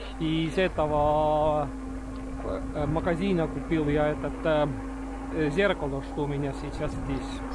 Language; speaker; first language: Russian; non-native, local second language; Estonian